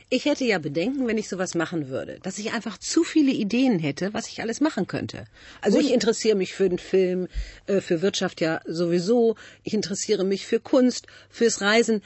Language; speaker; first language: German; native; German